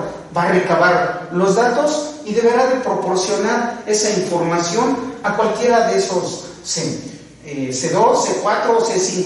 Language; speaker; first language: Spanish; native; Spanish